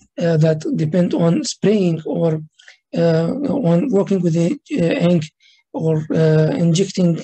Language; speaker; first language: English; non-native, fluent; Arabic